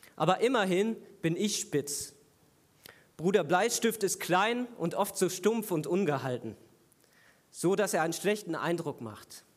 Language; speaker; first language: German; native; German